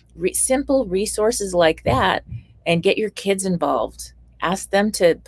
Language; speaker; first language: English; native; English